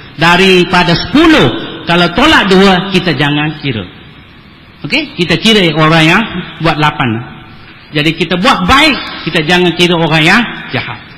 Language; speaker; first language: Malay; non-native, local second language; Tamil